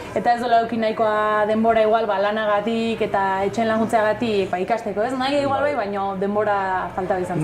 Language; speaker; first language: Basque; native; Basque